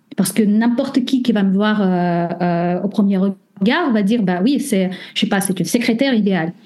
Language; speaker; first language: French; non-native, fluent; Russian